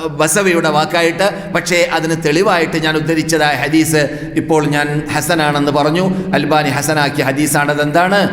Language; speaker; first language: Malayalam; native; Malayalam